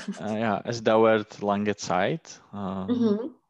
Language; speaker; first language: German; non-native, learner; Czech